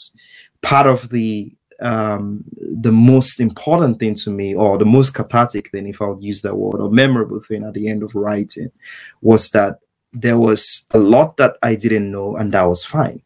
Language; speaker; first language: English; non-native, local second language; Igbo